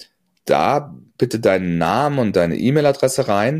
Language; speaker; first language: German; native; German